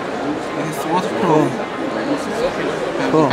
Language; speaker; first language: English; non-native, learner; Chinese